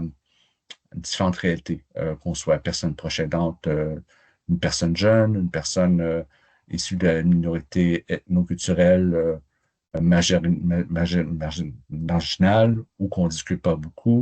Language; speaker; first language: French; native; French